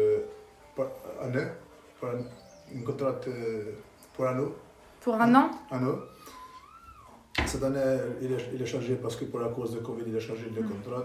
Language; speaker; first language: French; non-native, learner; Albanian